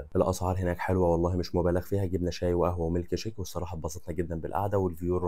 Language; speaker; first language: Arabic; native; Arabic